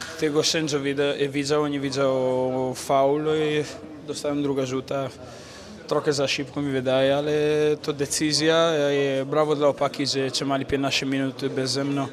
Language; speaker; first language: Polish; non-native, learner; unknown